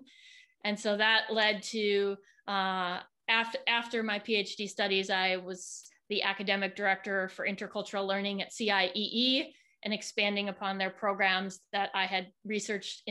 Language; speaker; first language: English; native; English